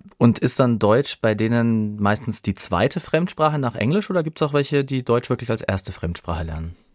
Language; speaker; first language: German; native; German